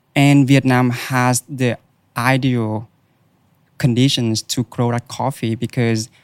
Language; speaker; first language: English; non-native, fluent; Vietnamese